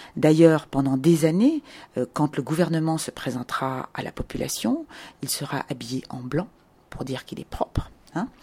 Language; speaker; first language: French; native; French